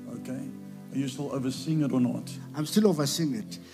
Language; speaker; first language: English; non-native, local second language; Southern Sotho